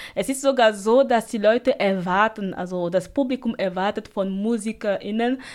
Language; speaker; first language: German; non-native, fluent; Basaa